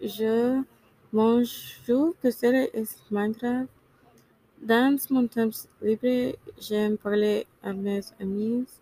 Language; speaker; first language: French; non-native, learner; English